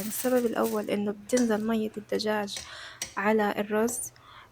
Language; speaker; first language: Arabic; native; Arabic